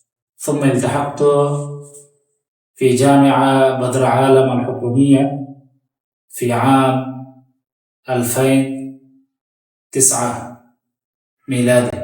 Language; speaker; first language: Arabic; non-native, learner; Bangla